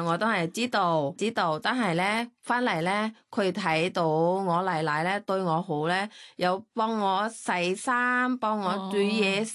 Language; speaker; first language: Cantonese; non-native, learner; Thai